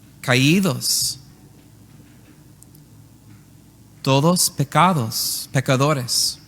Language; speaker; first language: Spanish; non-native, learner; English